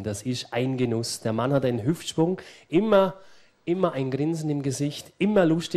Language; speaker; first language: German; native; German